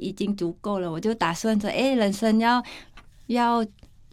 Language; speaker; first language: Chinese; non-native, fluent; Thai